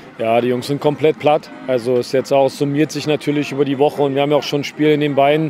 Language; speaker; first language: German; native; German